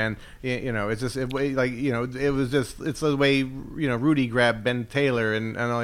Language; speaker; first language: English; native; English